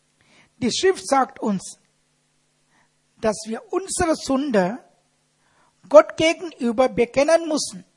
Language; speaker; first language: German; non-native, fluent; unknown